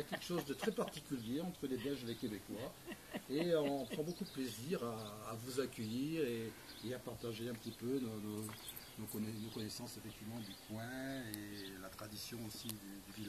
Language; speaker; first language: French; native; French